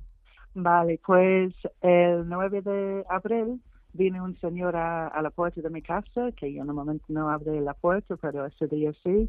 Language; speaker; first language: Spanish; non-native, fluent; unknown